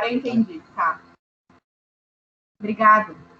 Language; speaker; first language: Portuguese; native; Portuguese